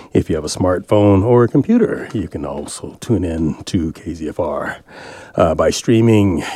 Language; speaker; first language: English; native; English